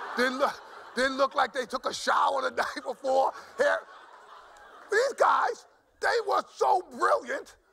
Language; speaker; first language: English; native; English